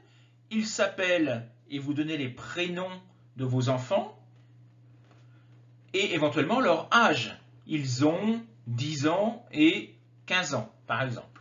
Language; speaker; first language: French; native; French